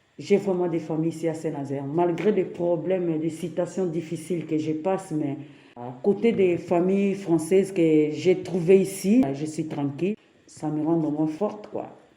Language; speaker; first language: French; non-native, local second language; Lingala